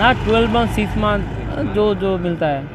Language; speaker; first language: Hindi; non-native, learner; Bangla